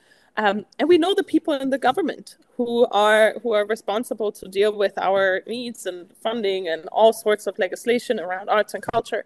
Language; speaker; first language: English; non-native, fluent; German